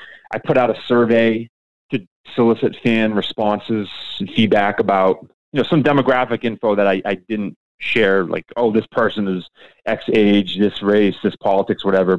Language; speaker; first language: English; native; English